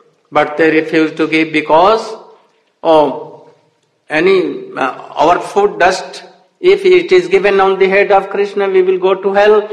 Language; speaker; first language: English; non-native, local second language; Hindi